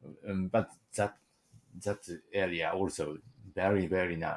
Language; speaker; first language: English; non-native, learner; Japanese